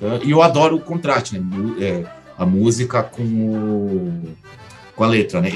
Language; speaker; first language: Portuguese; native; Portuguese